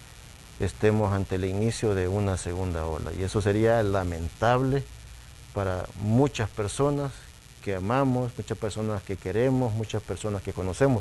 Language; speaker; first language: Spanish; native; Spanish